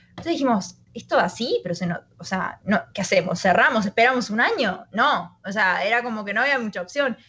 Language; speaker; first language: Spanish; native; Spanish